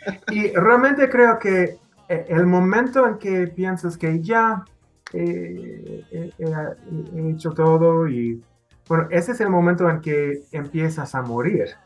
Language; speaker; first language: Spanish; non-native, fluent; English